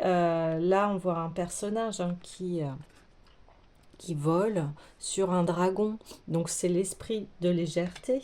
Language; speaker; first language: French; native; French